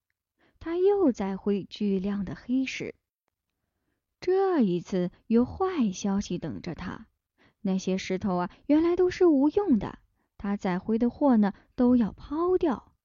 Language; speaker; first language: Chinese; native; Chinese